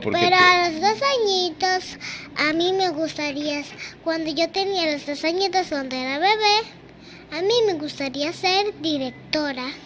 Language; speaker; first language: Spanish; early bilingual, other home language; Haitian Creole